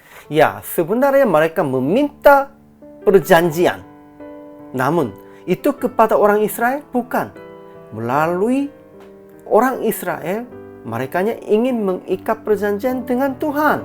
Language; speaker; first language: Indonesian; non-native, fluent; Korean